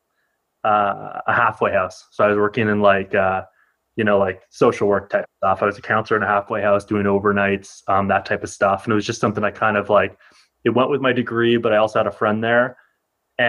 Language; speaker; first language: English; native; English